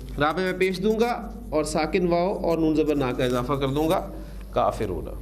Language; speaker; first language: Urdu; native; Urdu